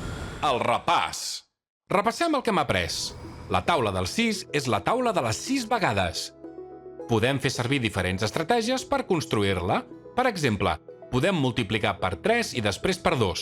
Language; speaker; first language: Catalan; native; Catalan